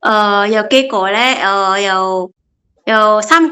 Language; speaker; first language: Cantonese; non-native, fluent; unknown